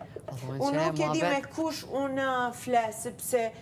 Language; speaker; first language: Albanian; early bilingual, heritage; Albanian